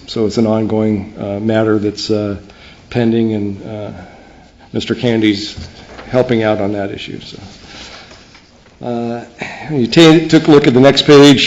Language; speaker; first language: English; native; English